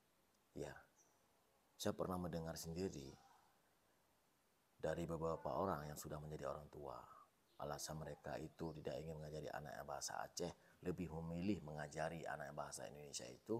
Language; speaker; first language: Indonesian; non-native, local second language; Achinese